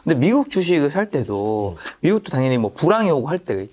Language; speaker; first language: Korean; native; Korean